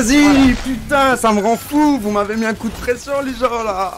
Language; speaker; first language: French; native; French